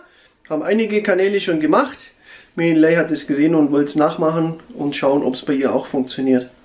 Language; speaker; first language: German; native; German